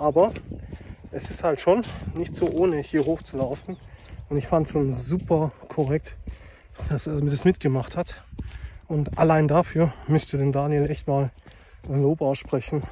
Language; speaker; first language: German; native; German